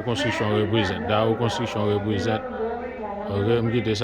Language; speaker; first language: French; non-native, learner; Haitian Creole